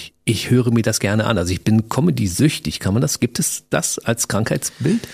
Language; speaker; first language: German; native; German